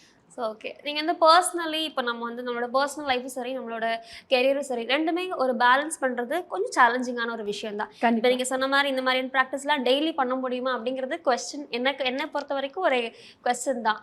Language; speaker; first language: Tamil; native; Tamil